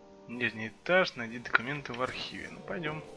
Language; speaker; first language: Russian; native; Russian